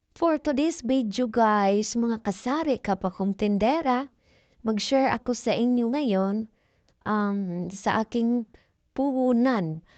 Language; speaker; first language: Filipino; non-native, local second language; Cebuano